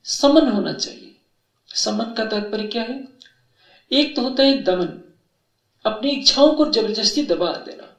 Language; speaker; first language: Hindi; native; Hindi